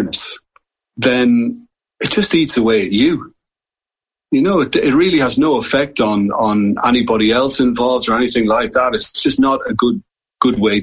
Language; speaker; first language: English; native; English